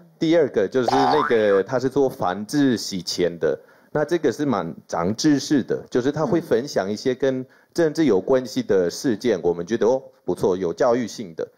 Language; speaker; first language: Chinese; non-native, fluent; Spanish